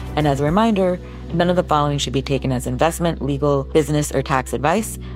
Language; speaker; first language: English; native; English